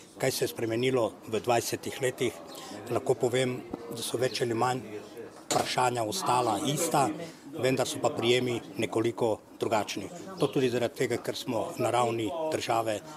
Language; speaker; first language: Slovenian; non-native, local second language; Romany